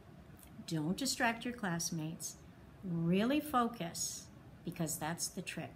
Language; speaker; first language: English; native; English